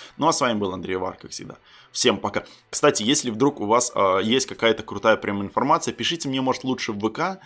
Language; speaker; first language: Russian; native; Russian